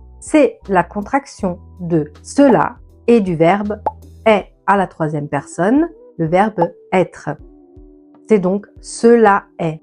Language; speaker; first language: French; non-native, fluent; Italian